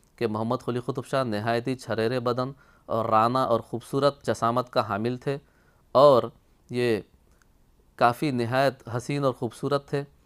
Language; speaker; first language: Urdu; native; Urdu